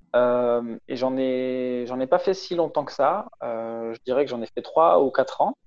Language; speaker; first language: French; native; French